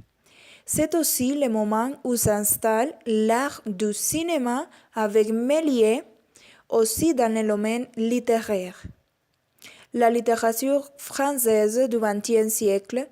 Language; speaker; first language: French; non-native, learner; Spanish